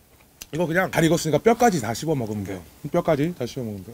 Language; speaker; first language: Korean; native; Korean